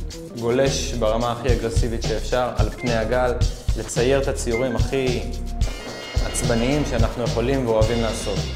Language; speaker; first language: Hebrew; native; Hebrew